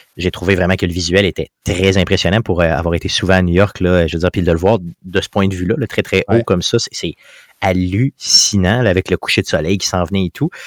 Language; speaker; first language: French; native; French